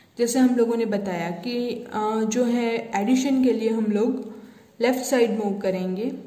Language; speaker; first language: Hindi; non-native, local second language; Gujarati